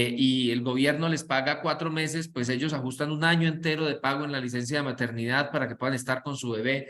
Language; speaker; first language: Spanish; native; Spanish